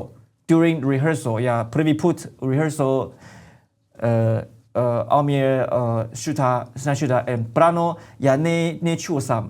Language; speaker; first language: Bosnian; non-native, learner; Chinese